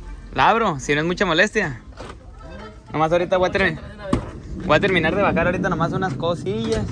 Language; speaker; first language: Spanish; early bilingual, heritage; Spanish